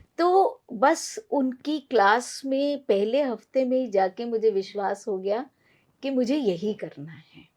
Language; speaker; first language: Hindi; non-native, local second language; Punjabi